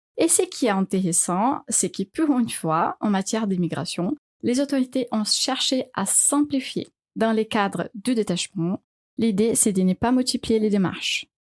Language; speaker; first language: French; non-native, fluent; Portuguese